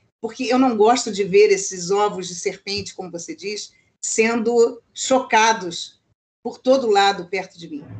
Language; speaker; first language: Portuguese; native; Portuguese